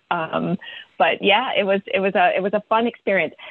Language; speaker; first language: English; early bilingual, other home language; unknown